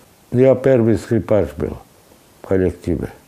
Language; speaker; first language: Russian; non-native, local second language; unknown